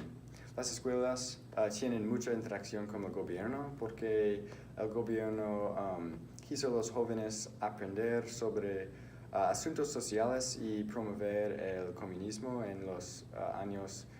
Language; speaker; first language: Spanish; non-native, learner; English